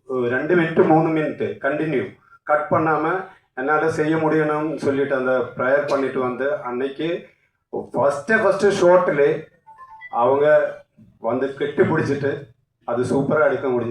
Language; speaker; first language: Tamil; non-native, learner; Malayalam